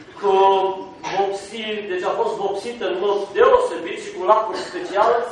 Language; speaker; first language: Romanian; non-native, fluent; German